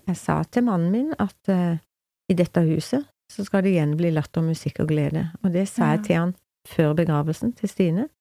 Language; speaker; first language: Norwegian; native; Norwegian